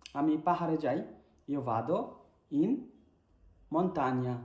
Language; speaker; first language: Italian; non-native, learner; Bangla